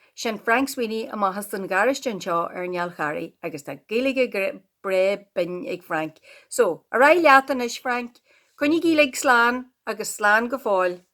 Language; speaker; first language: Irish; native; Irish